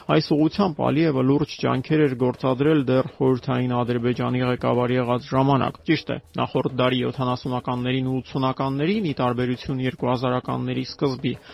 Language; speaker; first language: Armenian; native; Armenian